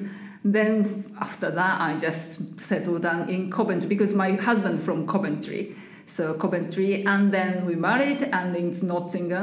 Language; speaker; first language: English; non-native, learner; Japanese